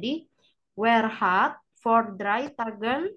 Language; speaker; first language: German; non-native, fluent; Indonesian